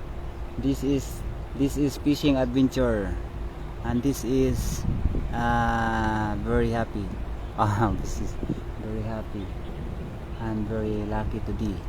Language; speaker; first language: English; non-native, local second language; Filipino